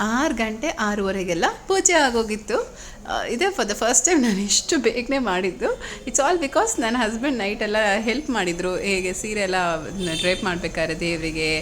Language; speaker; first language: Kannada; non-native, local second language; Malayalam